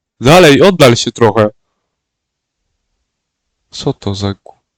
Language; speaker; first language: Polish; native; Polish